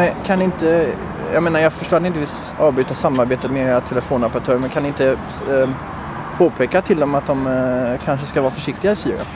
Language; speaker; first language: Swedish; native; Swedish